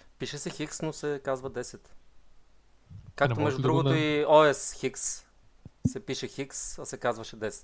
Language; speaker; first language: Bulgarian; native; Bulgarian